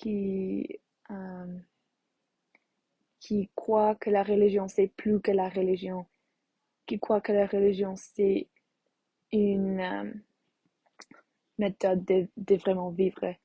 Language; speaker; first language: French; non-native, learner; English